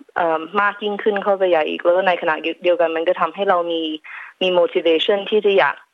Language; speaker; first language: Thai; native; Thai